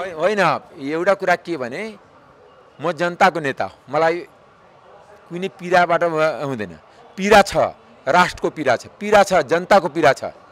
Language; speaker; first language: Nepali; non-native, local second language; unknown